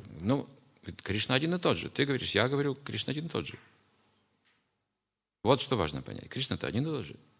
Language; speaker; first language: Russian; native; Russian